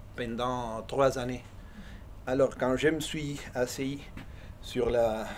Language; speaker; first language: French; non-native, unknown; Spanish